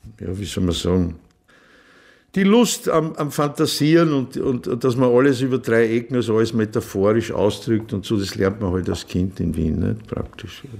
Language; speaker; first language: German; native; German